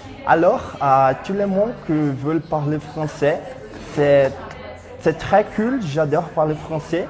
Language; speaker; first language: French; non-native, fluent; Portuguese